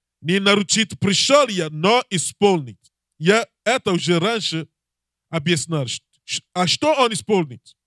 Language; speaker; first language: Russian; non-native, learner; English